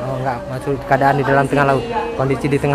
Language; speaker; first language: Indonesian; native; Indonesian